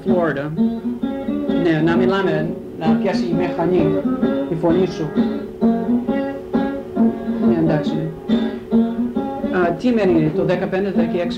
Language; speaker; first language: Greek; early bilingual, heritage; Greek